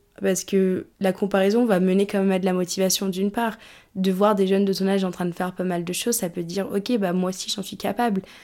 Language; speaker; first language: French; early bilingual, other home language; English